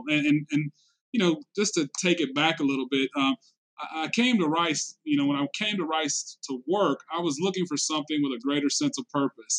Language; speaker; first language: English; native; English